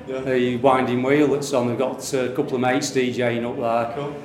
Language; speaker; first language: English; native; English